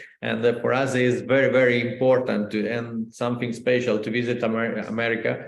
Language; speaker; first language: English; non-native, learner; Italian